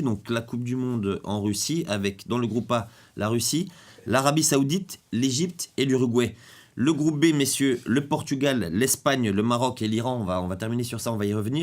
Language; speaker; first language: French; native; French